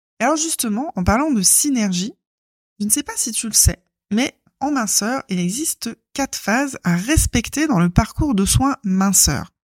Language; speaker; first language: French; native; French